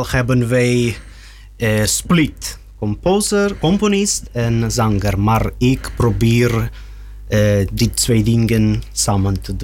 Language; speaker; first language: Dutch; non-native, learner; Russian